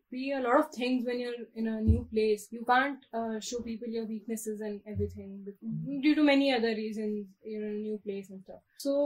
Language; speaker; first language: English; non-native, local second language; Hindi